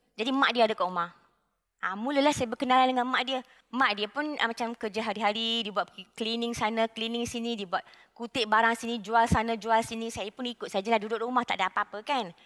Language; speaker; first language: Malay; non-native, local second language; Tamil